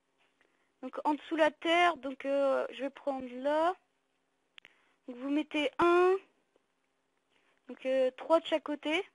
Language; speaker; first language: French; native; French